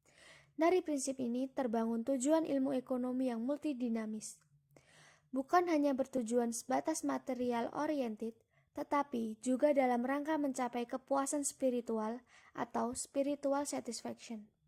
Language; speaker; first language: Indonesian; native; Indonesian